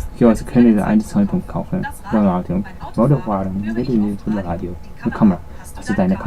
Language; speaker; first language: German; non-native, learner; Japanese